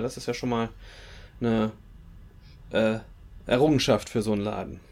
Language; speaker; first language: German; native; German